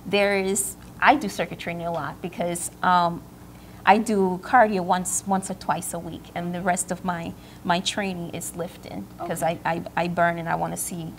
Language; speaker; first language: English; native; English